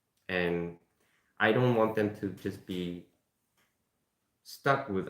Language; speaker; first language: English; non-native, fluent; Korean